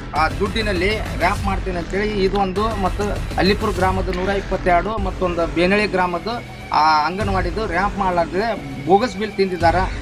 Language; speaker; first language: Kannada; non-native, local second language; Lambadi